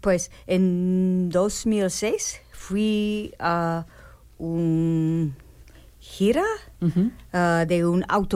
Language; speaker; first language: Spanish; non-native, learner; English